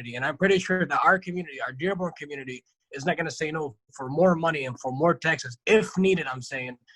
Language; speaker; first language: English; non-native, fluent; Arabic